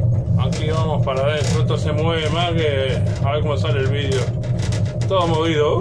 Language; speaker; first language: Spanish; native; Spanish